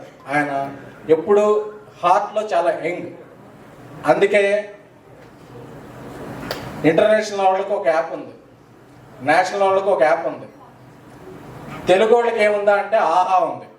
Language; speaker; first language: Telugu; native; Telugu